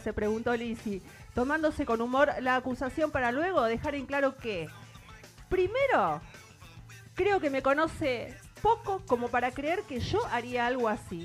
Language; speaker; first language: Spanish; native; Spanish